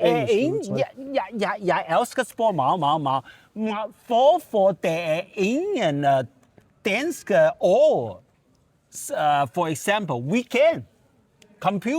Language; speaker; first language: Danish; non-native, learner; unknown